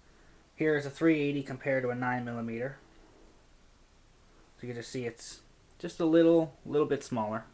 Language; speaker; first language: English; native; English